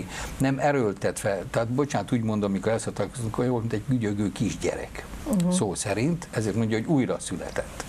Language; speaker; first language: Hungarian; native; Hungarian